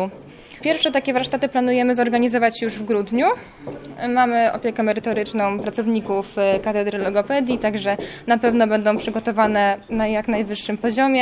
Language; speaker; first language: Polish; native; Polish